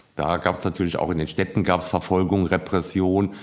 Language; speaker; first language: German; native; German